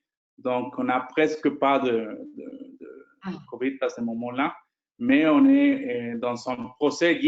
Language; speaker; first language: French; non-native, fluent; Spanish